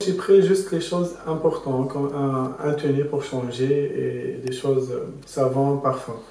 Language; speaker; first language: French; non-native, local second language; Arabic